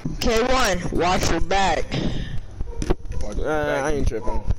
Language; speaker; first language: English; native; English